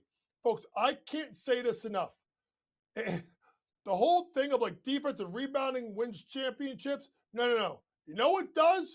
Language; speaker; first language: English; native; English